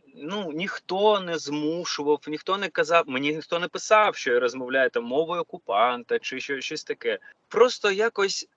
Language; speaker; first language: Ukrainian; non-native, local second language; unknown